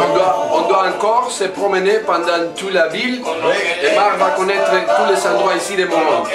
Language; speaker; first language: French; non-native, learner; Spanish